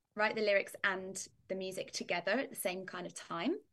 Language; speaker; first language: English; native; English